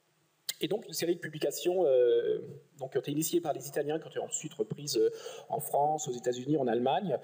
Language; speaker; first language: French; native; French